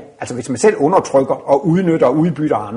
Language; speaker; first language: Danish; native; Danish